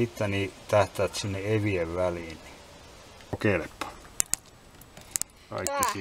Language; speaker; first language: Finnish; native; Finnish